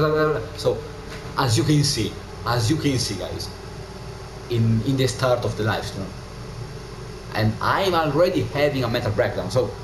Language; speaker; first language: English; non-native, learner; Italian